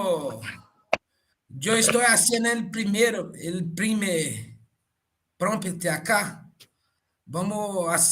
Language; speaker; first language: Spanish; non-native, learner; Portuguese